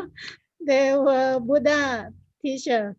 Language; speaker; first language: English; non-native, learner; Thai